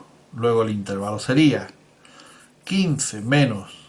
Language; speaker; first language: Spanish; native; Spanish